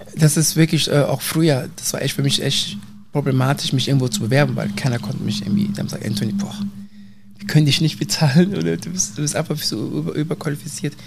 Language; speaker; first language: German; early bilingual, other home language; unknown